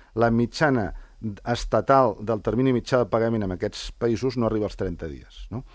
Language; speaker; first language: Catalan; non-native, local second language; Spanish